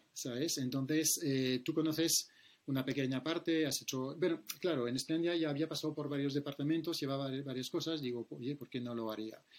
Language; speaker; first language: Spanish; non-native, fluent; French